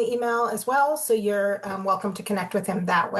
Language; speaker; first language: English; native; English